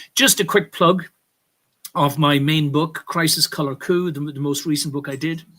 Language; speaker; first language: English; native; English